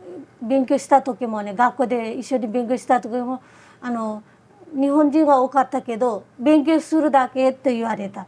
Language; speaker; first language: Japanese; non-native, fluent; Nepali